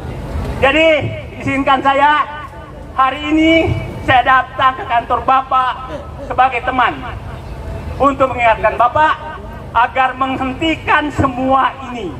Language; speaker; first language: Indonesian; native; Indonesian